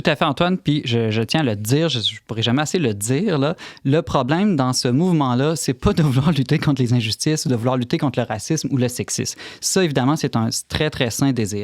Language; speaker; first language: French; native; French